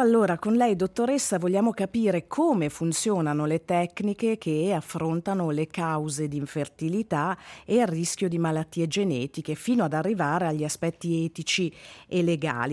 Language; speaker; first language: Italian; native; Italian